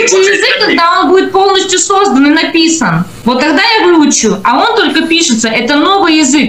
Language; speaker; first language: Russian; native; Russian